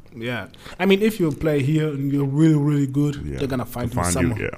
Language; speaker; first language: English; non-native, learner; German